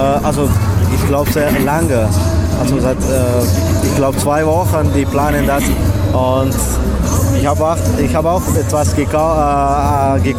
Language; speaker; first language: German; non-native, learner; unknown